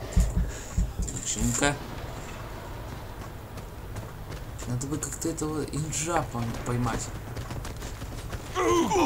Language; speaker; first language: Russian; native; Russian